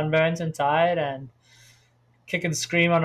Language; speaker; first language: English; native; English